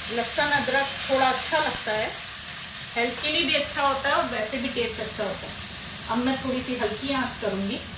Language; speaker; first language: Urdu; native; Urdu